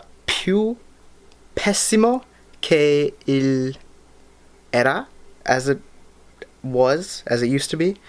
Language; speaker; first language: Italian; non-native, learner; English